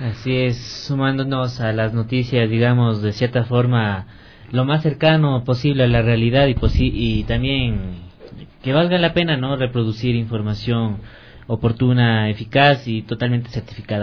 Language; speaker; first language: Spanish; native; Spanish